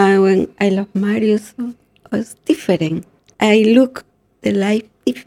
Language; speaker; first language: English; non-native, learner; Spanish